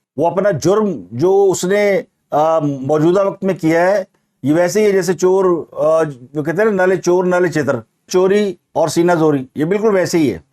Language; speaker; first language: Urdu; non-native, local second language; Punjabi